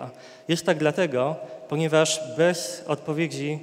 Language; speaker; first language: Polish; native; Polish